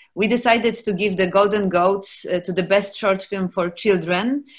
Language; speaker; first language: English; non-native, fluent; Dutch